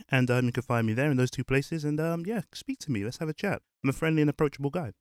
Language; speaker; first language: English; early bilingual, other home language; Yoruba